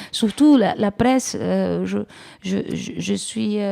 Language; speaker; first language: French; non-native, fluent; Portuguese